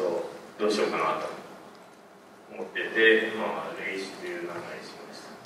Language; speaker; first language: Japanese; native; Japanese